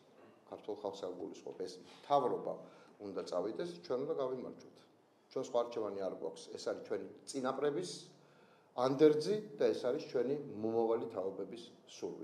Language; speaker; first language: Georgian; native; Georgian